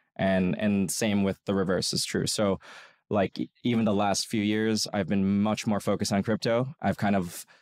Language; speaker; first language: English; native; English